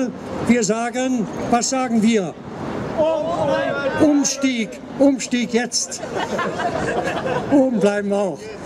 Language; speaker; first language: German; native; German